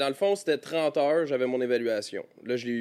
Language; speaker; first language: French; native; French